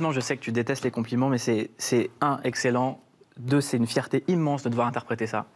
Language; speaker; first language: French; native; French